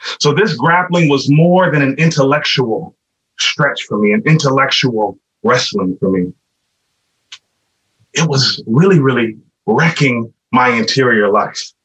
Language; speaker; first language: English; native; English